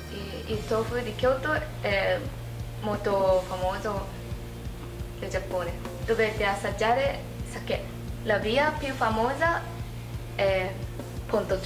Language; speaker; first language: Italian; non-native, learner; Japanese